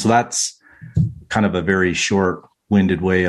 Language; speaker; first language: English; native; English